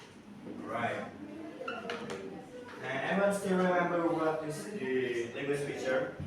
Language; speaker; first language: English; non-native, learner; Indonesian